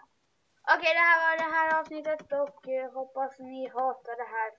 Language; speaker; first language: Swedish; early bilingual, other home language; Bulgarian